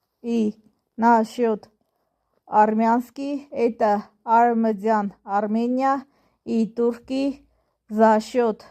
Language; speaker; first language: Russian; non-native, learner; Armenian